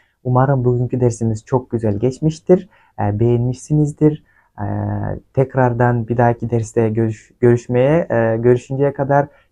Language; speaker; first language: Turkish; non-native, fluent; Kyrgyz